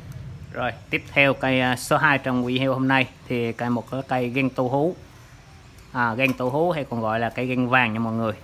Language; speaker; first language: Vietnamese; native; Vietnamese